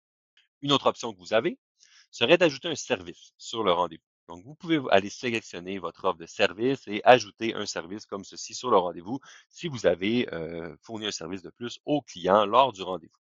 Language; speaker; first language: French; native; French